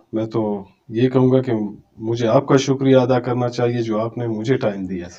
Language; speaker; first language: Urdu; non-native, local second language; Brahui